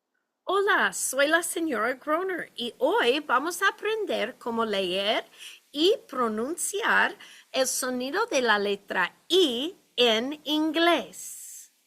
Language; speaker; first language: Spanish; non-native, fluent; English